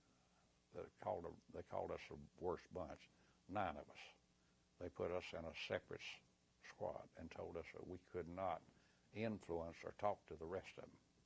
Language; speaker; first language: English; native; English